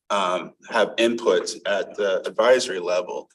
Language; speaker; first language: English; native; English